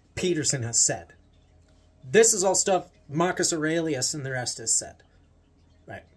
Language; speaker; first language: English; native; English